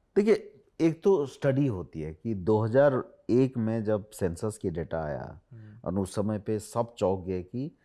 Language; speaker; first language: Hindi; non-native, local second language; Odia